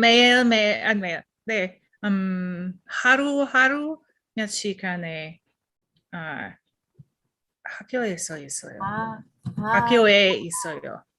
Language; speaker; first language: Korean; non-native, learner; English